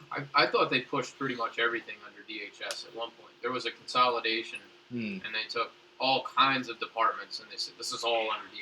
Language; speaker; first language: English; native; English